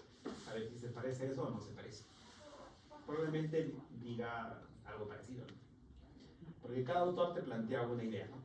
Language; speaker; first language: Spanish; native; Spanish